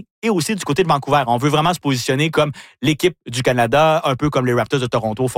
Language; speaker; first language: French; native; French